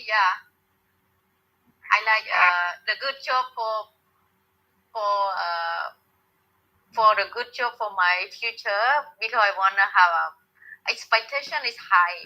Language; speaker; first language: English; non-native, learner; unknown